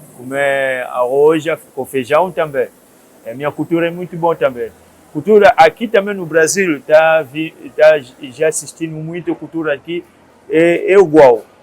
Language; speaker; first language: Portuguese; non-native, learner; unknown